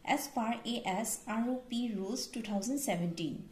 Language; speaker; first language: English; non-native, local second language; Assamese